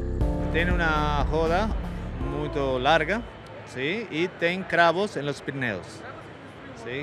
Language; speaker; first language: Portuguese; non-native, fluent; Spanish